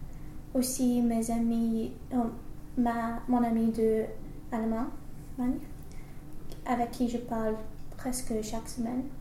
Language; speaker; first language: French; non-native, learner; English